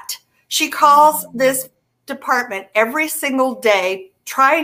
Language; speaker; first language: English; native; English